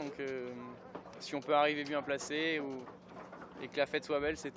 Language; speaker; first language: French; native; French